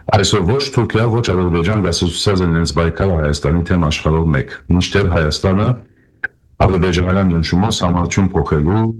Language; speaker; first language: Armenian; early bilingual, heritage; Armenian